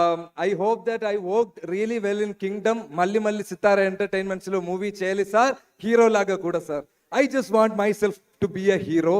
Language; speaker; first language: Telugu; non-native, learner; Malayalam